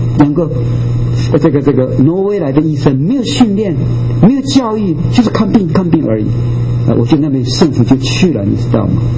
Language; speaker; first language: Chinese; non-native, local second language; Japanese